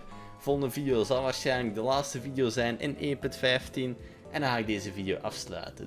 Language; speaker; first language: Dutch; native; Dutch